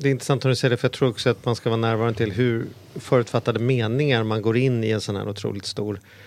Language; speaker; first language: Swedish; native; Swedish